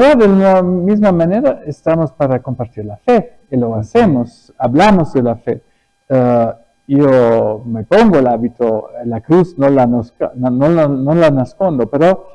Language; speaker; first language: Spanish; early bilingual, other home language; German